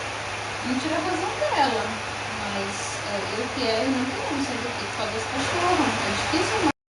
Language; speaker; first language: Portuguese; native; Portuguese